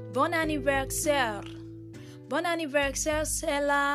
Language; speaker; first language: French; non-native, fluent; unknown